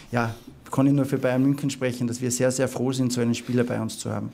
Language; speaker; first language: German; native; German